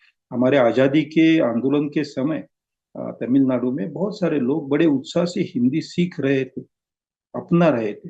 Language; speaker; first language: Hindi; non-native, local second language; Marathi